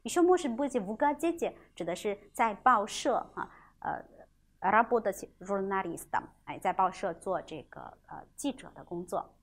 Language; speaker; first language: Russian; non-native, fluent; Chinese